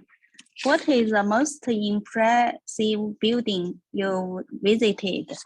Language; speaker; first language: English; non-native, learner; Chinese